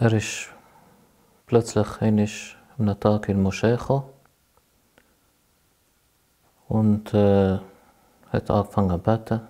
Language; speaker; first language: German; non-native, fluent; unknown